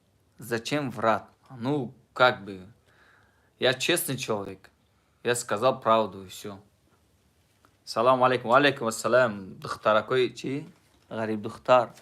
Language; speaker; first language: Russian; non-native, fluent; Tajik